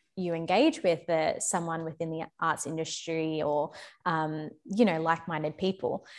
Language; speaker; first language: English; native; English